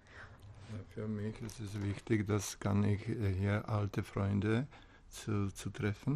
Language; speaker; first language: German; non-native, learner; Czech